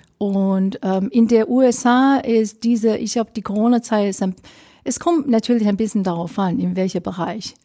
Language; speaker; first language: German; non-native, fluent; Chinese